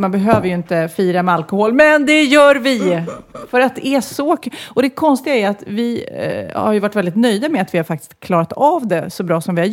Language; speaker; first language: Swedish; native; Swedish